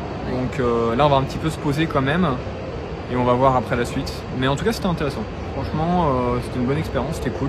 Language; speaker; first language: French; native; French